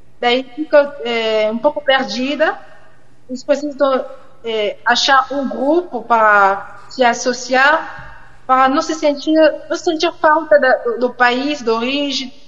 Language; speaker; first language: Portuguese; non-native, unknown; French